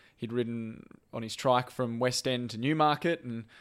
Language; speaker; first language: English; native; English